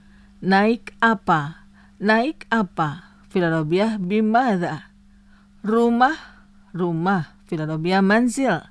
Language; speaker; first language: Arabic; non-native, fluent; Indonesian